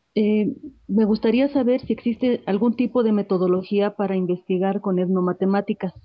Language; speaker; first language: Spanish; native; Spanish